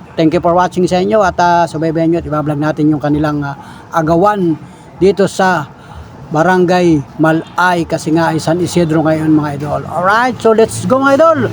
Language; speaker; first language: Filipino; native; Filipino